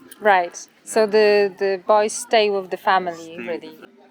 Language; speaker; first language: English; non-native, fluent; Polish